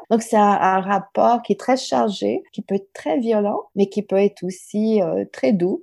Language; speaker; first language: French; non-native, local second language; English